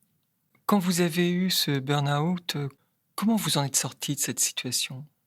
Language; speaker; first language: French; native; French